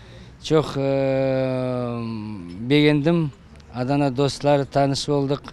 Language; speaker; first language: Turkish; non-native, learner; Kazakh